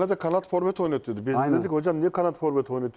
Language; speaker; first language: Turkish; native; Turkish